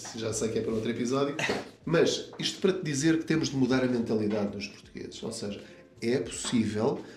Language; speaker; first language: Portuguese; native; Portuguese